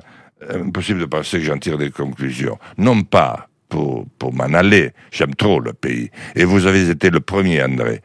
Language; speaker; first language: French; native; French